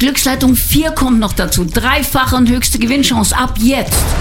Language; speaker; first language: German; native; German